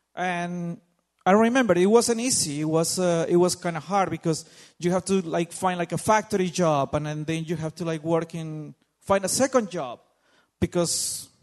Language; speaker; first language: English; non-native, fluent; Spanish